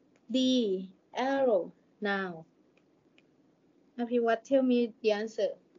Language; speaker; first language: English; non-native, learner; Thai